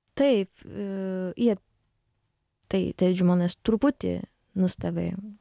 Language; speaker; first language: Lithuanian; non-native, learner; Japanese